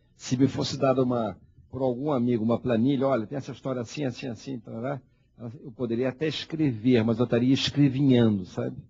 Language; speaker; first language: Portuguese; early bilingual, heritage; Portuguese